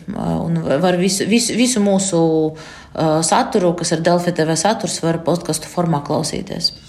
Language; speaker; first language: Latvian; non-native, local second language; Russian